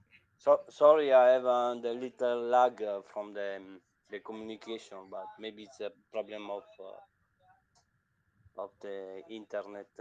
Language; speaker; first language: English; non-native, learner; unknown